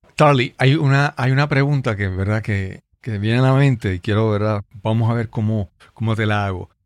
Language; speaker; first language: Spanish; native; Spanish